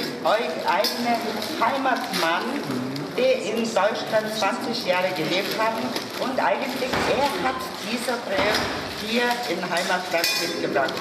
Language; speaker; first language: German; non-native, learner; Mongolian